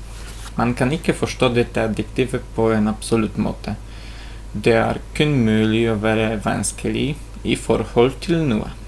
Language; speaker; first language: Norwegian; non-native, fluent; Polish